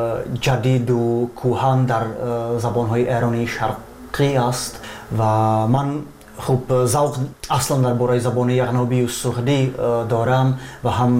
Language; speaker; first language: Persian; non-native, fluent; Czech